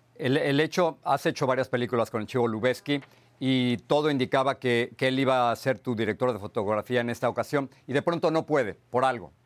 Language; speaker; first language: Spanish; native; Spanish